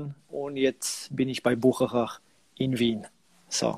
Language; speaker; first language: German; non-native, local second language; French